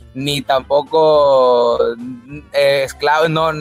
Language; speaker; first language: Spanish; native; Spanish